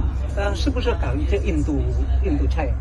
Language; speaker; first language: Chinese; non-native, learner; Indonesian